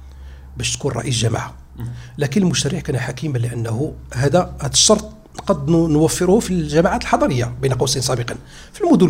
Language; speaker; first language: Arabic; native; Arabic